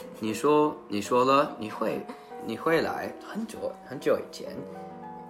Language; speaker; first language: Chinese; non-native, learner; English